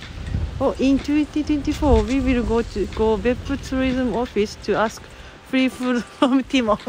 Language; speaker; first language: English; non-native, fluent; Japanese